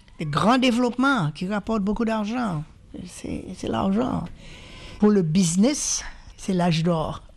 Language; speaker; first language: French; non-native, local second language; Haitian Creole